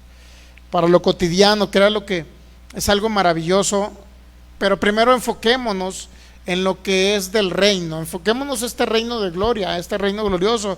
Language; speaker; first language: Spanish; native; Spanish